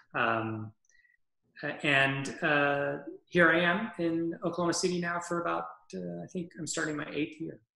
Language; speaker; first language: English; native; English